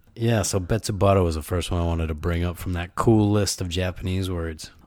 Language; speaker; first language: English; native; English